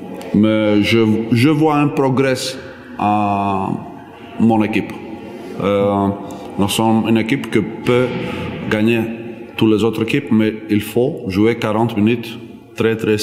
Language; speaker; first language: French; non-native, learner; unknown